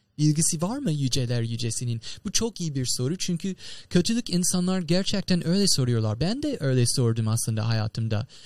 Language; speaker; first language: Turkish; non-native, fluent; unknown